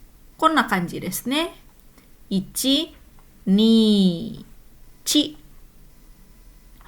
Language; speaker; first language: Japanese; non-native, fluent; Indonesian